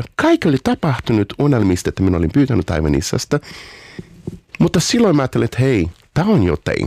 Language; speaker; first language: Finnish; non-native, learner; Portuguese